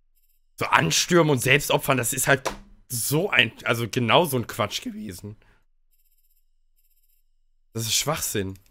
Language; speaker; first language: German; native; German